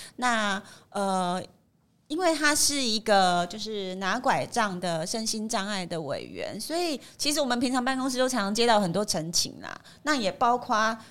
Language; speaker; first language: Chinese; native; Chinese